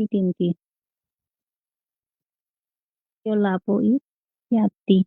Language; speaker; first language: Italian; non-native, learner; Bangla